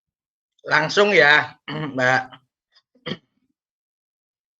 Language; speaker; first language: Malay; non-native, local second language; Javanese